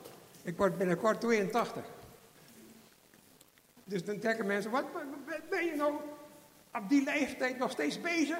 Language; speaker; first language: Dutch; non-native, fluent; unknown